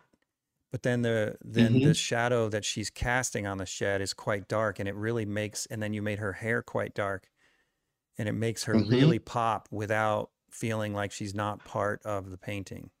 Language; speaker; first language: English; native; English